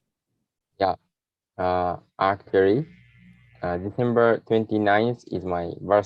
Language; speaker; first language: English; non-native, learner; Japanese